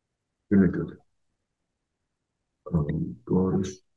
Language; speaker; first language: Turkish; non-native, learner; English